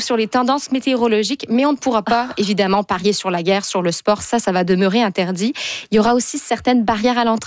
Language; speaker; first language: French; native; French